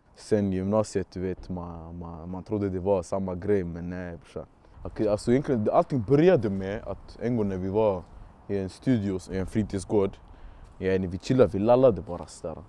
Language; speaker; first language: Swedish; early bilingual, other home language; Amharic